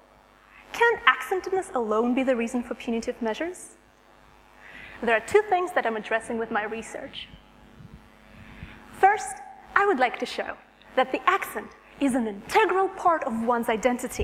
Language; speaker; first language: English; non-native, fluent; Russian